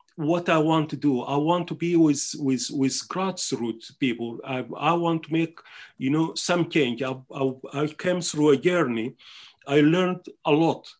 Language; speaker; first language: English; non-native, fluent; Arabic